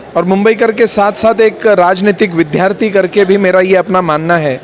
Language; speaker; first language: Hindi; non-native, local second language; Marathi